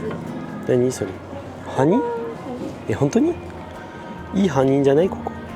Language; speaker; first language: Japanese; non-native, learner; French